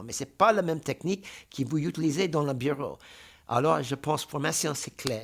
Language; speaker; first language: French; non-native, fluent; English